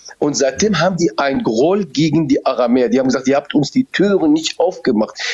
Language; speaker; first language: German; early bilingual, other home language; Turoyo